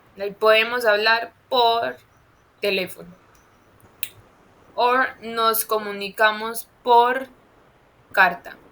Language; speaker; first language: Spanish; non-native, fluent; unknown